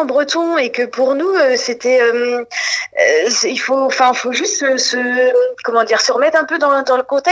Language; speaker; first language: French; non-native, local second language; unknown